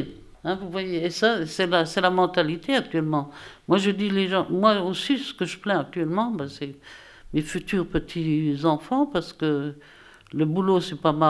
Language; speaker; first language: French; native; French